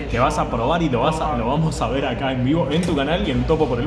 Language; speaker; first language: Spanish; native; Spanish